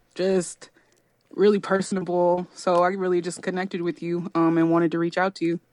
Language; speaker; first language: English; native; English